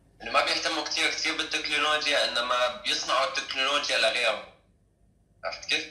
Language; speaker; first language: Arabic; native; Arabic